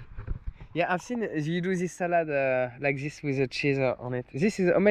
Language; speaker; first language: English; non-native, fluent; French